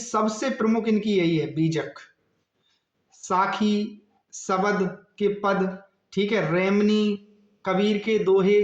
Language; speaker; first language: Hindi; native; Hindi